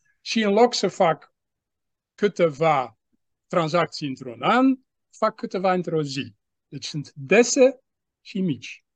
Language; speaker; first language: Romanian; non-native, fluent; Dutch